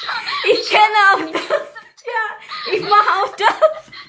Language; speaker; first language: German; non-native, learner; Indonesian